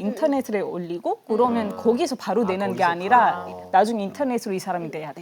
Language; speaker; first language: Korean; non-native, fluent; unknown